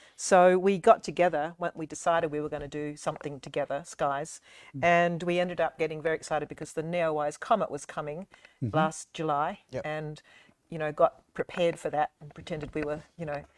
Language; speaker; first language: English; native; English